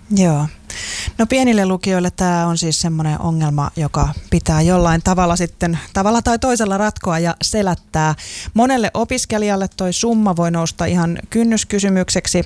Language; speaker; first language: Finnish; native; Finnish